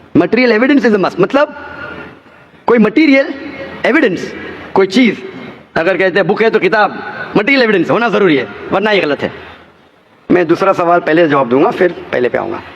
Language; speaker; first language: Hindi; non-native, local second language; Konkani